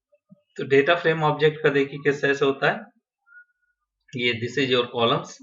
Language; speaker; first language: Hindi; native; Hindi